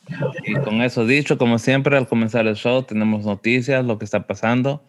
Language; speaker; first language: Spanish; early bilingual, heritage; Spanish